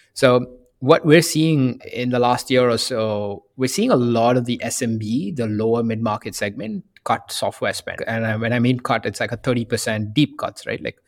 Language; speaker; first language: English; non-native, local second language; Tamil